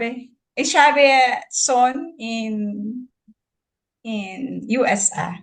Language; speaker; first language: German; non-native, learner; Filipino